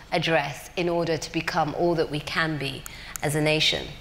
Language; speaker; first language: English; native; English